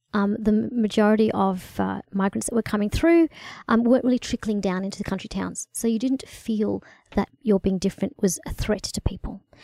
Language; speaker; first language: English; early bilingual, other home language; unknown